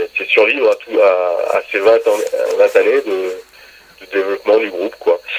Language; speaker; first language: French; native; French